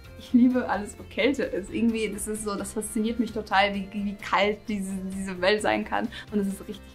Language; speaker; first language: German; non-native, fluent; Russian